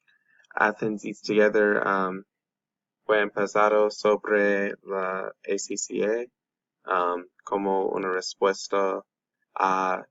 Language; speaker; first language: Spanish; non-native, learner; English